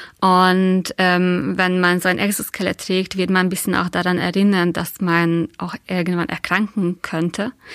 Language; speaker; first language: German; non-native, fluent; Hungarian